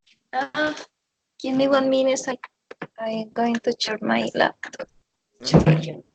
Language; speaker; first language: English; non-native, learner; Spanish